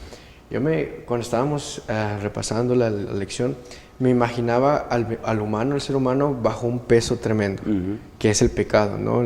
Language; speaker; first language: Spanish; native; Spanish